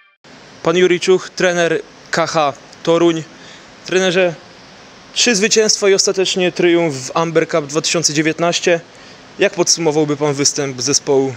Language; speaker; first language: Polish; native; Polish